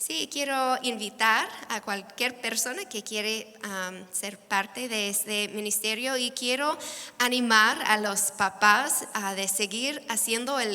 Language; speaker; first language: Spanish; non-native, fluent; English